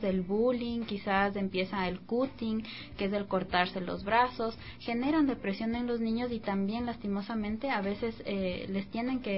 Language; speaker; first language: Spanish; native; Spanish